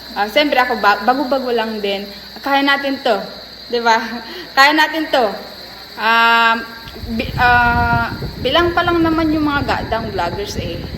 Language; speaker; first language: Filipino; non-native, local second language; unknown